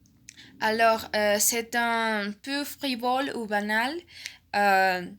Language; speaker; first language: French; non-native, learner; Spanish